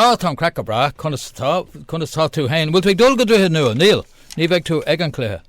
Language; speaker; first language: Irish; non-native, local second language; English